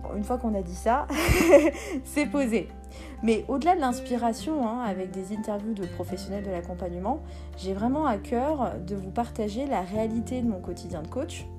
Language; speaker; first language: French; non-native, local second language; Kabyle